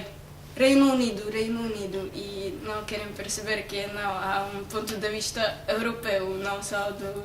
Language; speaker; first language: Portuguese; non-native, fluent; Czech